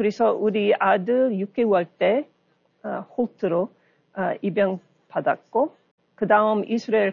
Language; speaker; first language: Korean; non-native, learner; English